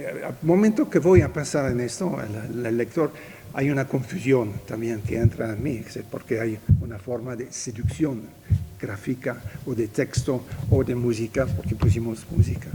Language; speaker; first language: Spanish; non-native, fluent; French